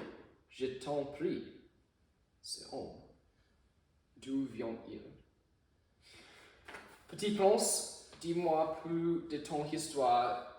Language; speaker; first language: French; non-native, learner; English